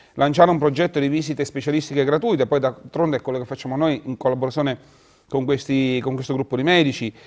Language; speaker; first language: Italian; native; Italian